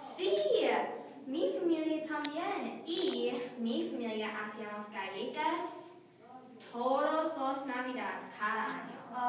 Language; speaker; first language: Spanish; non-native, learner; English